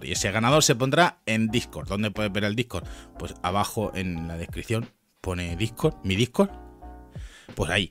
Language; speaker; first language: Spanish; native; Spanish